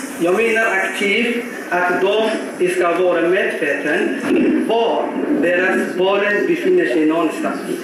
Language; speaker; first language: Swedish; non-native, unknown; Somali